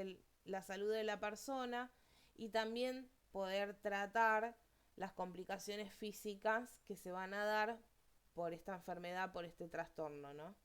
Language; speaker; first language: Spanish; native; Spanish